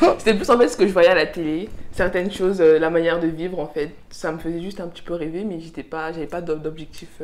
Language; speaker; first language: French; native; French